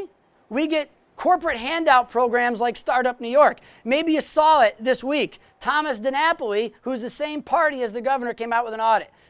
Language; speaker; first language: English; native; English